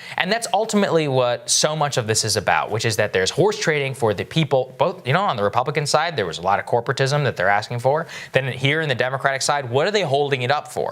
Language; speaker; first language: English; native; English